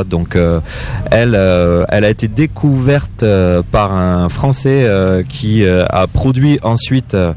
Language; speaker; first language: French; native; French